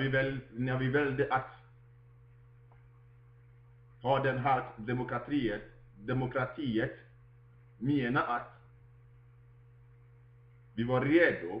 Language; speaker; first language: Swedish; non-native, fluent; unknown